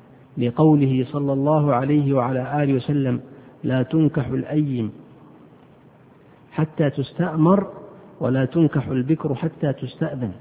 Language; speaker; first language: Arabic; native; Arabic